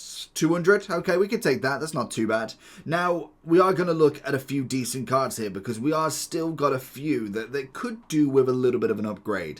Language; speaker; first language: English; native; English